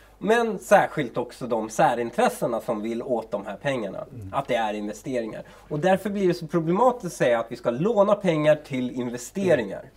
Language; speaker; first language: Swedish; early bilingual, other home language; Persian